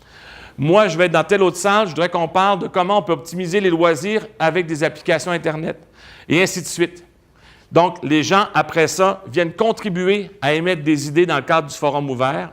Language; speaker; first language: French; native; French